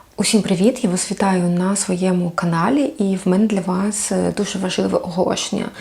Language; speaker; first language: Ukrainian; non-native, local second language; Russian